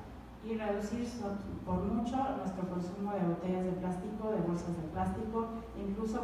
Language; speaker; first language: Spanish; native; Spanish